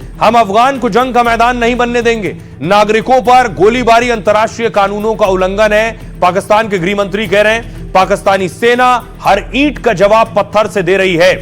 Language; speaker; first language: Hindi; native; Hindi